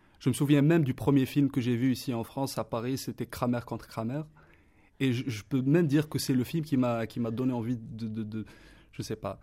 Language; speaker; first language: French; non-native, local second language; Kabyle